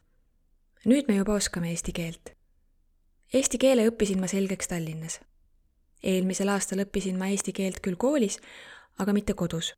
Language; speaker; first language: Estonian; non-native, learner; Arabic